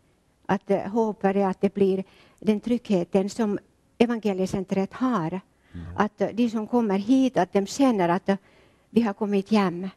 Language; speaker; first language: Swedish; non-native, learner; Finnish